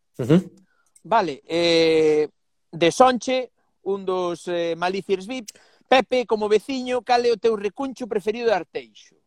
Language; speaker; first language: Galician; non-native, local second language; Spanish